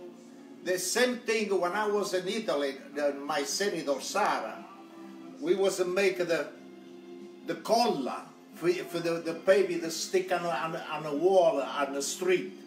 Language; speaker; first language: English; non-native, local second language; Italian